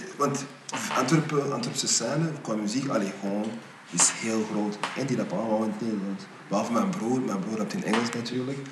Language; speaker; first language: Dutch; early bilingual, other home language; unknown